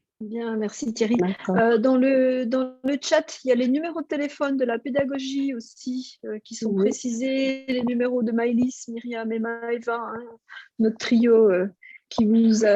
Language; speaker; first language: French; native; French